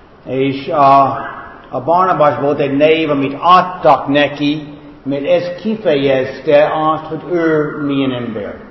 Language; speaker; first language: Hungarian; non-native, fluent; English